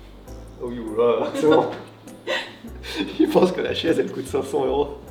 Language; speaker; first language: French; native; French